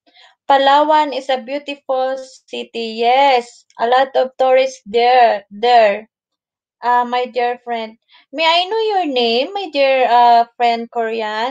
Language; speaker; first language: English; non-native, learner; Filipino